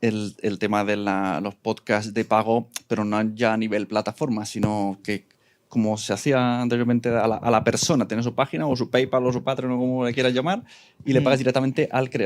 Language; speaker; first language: Spanish; native; Spanish